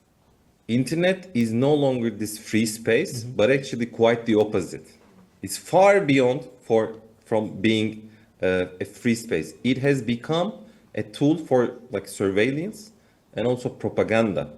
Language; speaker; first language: English; non-native, fluent; Turkish